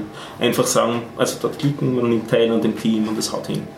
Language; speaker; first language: German; native; German